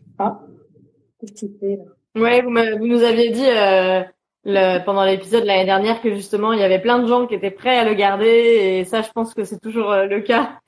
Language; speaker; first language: French; native; French